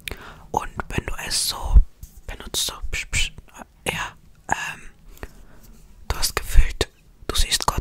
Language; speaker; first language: German; non-native, fluent; Estonian